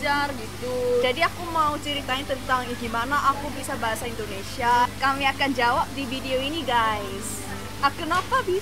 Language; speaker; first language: Indonesian; non-native, fluent; Korean